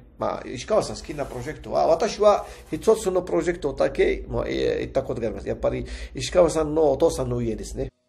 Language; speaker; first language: Japanese; non-native, fluent; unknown